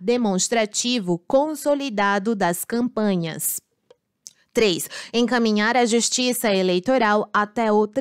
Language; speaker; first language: Portuguese; native; Portuguese